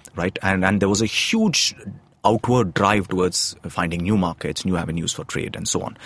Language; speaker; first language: English; non-native, local second language; Tamil